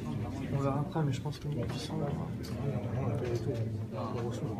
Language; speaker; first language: French; native; French